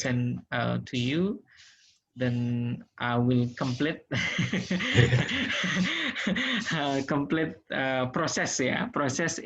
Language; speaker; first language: English; non-native, learner; Indonesian